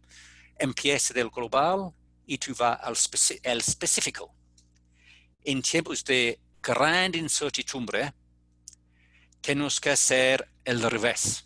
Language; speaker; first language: Spanish; non-native, fluent; English